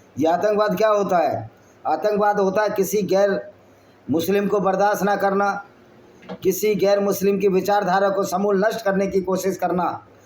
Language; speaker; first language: Hindi; native; Hindi